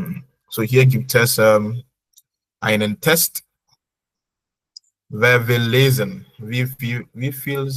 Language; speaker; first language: German; non-native, fluent; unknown